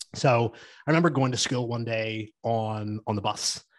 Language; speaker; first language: English; native; English